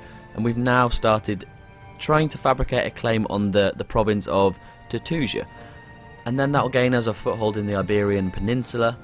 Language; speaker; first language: English; native; English